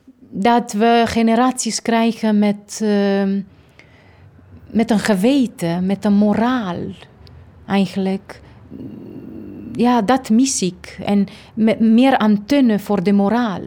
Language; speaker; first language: Dutch; non-native, fluent; Romanian